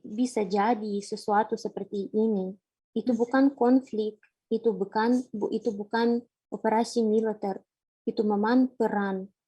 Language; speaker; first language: Indonesian; non-native, fluent; Ukrainian